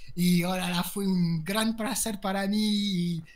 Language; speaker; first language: Spanish; non-native, fluent; French